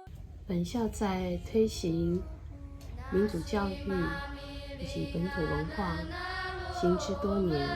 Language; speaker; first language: Chinese; native; Chinese